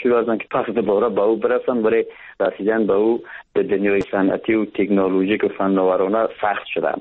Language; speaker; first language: Persian; native; Persian